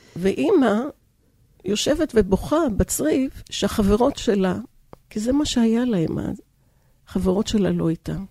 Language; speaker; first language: Hebrew; early bilingual, other home language; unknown